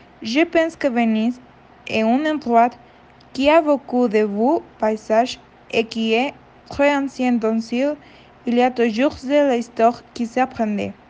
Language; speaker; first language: French; non-native, learner; Spanish